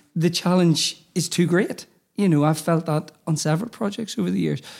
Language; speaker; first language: English; native; English